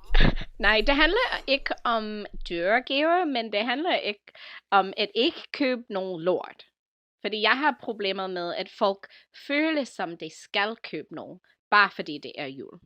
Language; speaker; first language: Danish; non-native, fluent; English